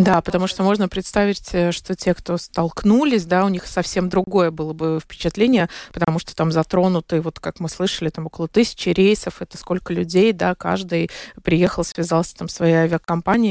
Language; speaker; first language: Russian; native; Russian